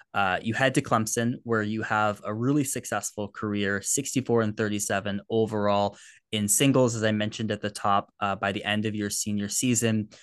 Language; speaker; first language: English; native; English